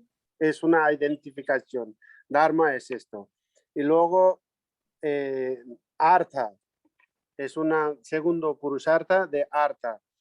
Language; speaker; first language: Spanish; non-native, learner; Nepali